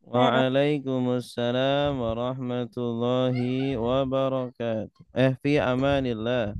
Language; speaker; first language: Arabic; non-native, fluent; Indonesian